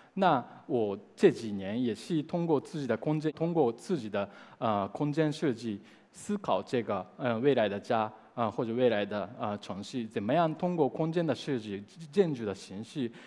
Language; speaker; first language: Chinese; non-native, fluent; Japanese